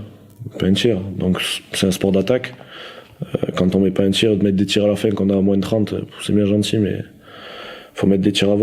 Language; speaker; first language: French; native; French